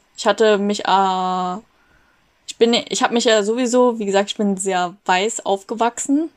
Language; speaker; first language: German; native; German